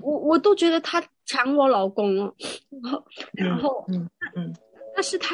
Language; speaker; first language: Chinese; non-native, local second language; Cantonese